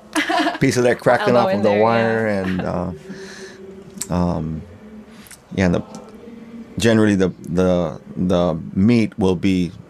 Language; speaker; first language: English; native; English